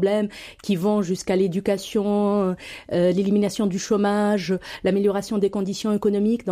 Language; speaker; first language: French; non-native, local second language; Arabic